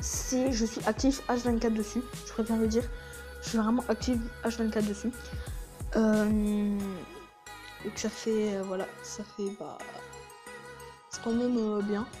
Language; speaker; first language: French; native; French